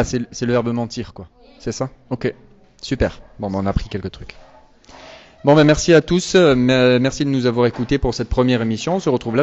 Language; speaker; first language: French; native; French